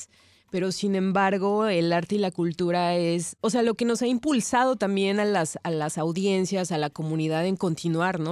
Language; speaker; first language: Spanish; native; Spanish